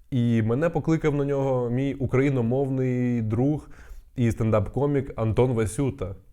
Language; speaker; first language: Ukrainian; non-native, local second language; Russian